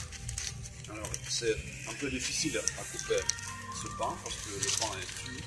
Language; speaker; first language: French; non-native, fluent; Russian